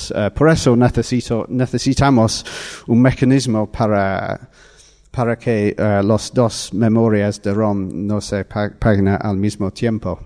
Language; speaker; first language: Spanish; non-native, fluent; English